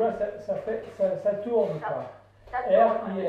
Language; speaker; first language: French; native; French